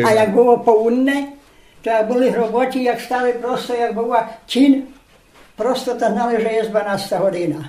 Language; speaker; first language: Polish; non-native, local second language; Rusyn